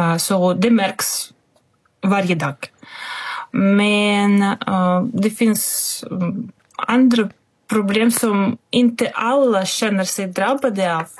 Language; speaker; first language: Swedish; non-native, fluent; Russian